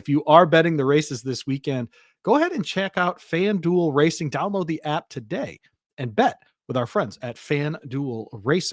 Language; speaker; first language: English; native; English